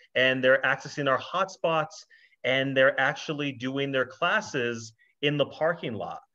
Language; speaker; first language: English; native; English